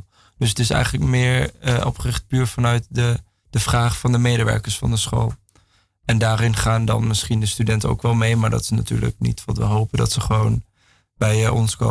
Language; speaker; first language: Dutch; native; Dutch